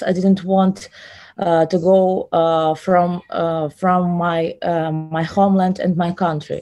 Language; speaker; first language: English; non-native, learner; Ukrainian